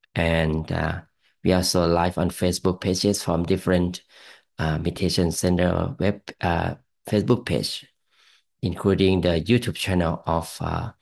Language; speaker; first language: English; non-native, fluent; Thai